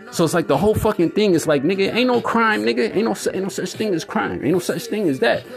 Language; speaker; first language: English; native; English